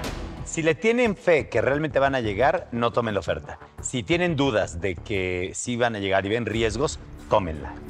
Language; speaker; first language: Spanish; native; Spanish